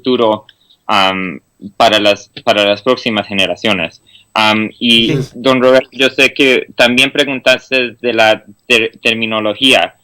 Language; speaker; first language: Spanish; non-native, fluent; English